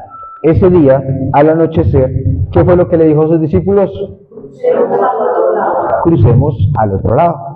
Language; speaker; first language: Spanish; native; Spanish